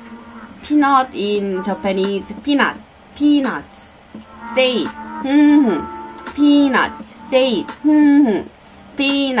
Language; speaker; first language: English; non-native, learner; Korean